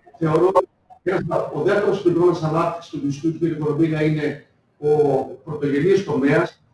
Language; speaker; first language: Greek; native; Greek